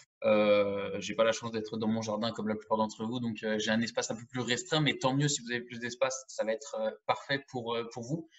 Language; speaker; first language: French; native; French